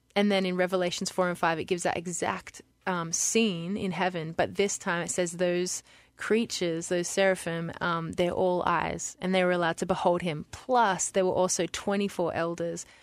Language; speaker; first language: English; native; English